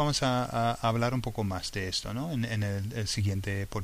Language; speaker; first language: Spanish; non-native, fluent; English